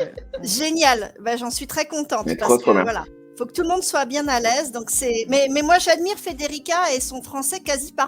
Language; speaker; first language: French; native; French